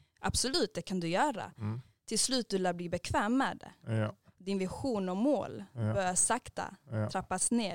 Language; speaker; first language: Swedish; early bilingual, other home language; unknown